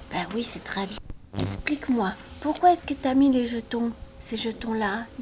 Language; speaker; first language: French; native; French